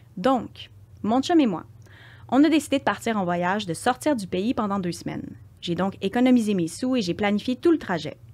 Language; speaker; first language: French; native; French